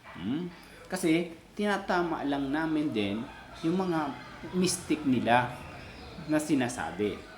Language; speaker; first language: Filipino; non-native, local second language; Cebuano